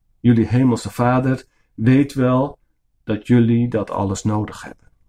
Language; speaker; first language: Dutch; non-native, local second language; Western Frisian